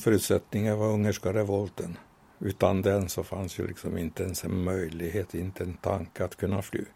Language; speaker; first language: Swedish; non-native, fluent; Hungarian